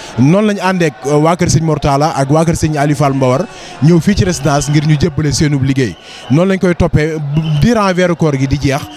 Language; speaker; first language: Wolof; native; Wolof